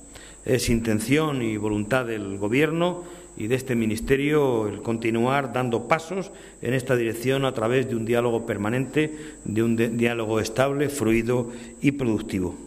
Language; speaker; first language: Spanish; native; Spanish